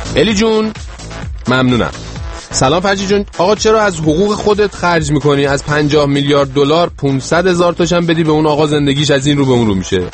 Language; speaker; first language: Persian; native; Persian